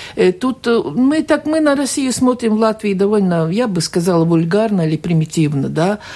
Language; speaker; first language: Russian; non-native, local second language; Latvian